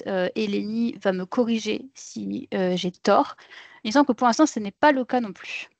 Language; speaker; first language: French; native; French